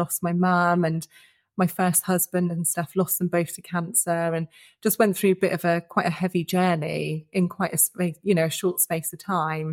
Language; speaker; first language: English; native; English